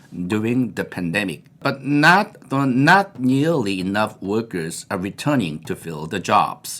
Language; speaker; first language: English; non-native, fluent; Korean